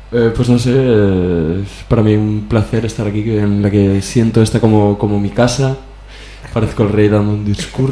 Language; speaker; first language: Spanish; native; Spanish